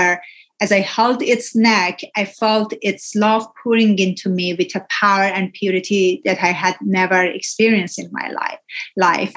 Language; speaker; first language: English; non-native, fluent; Persian